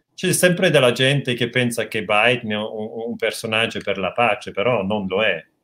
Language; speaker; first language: Italian; non-native, local second language; German